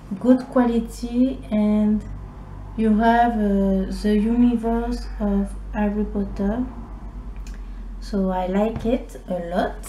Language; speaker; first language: English; non-native, learner; French